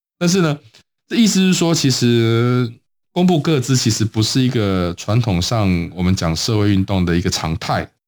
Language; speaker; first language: Chinese; native; Chinese